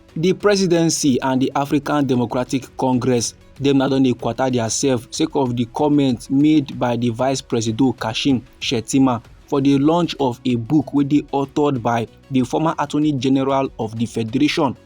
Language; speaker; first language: Nigerian Pidgin; native; Nigerian Pidgin